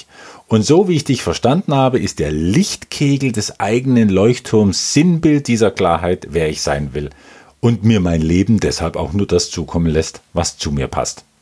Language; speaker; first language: German; native; German